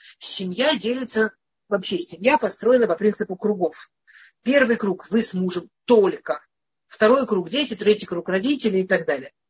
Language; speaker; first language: Russian; early bilingual, heritage; Russian